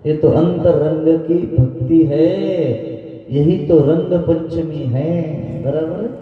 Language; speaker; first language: Hindi; non-native, local second language; Marathi